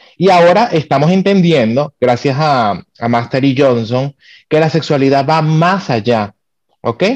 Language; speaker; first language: Spanish; native; Spanish